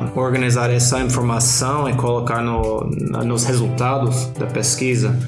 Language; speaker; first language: Portuguese; non-native, fluent; English